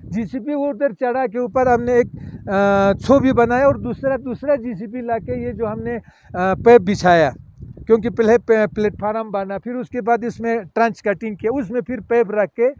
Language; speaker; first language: Urdu; non-native, local second language; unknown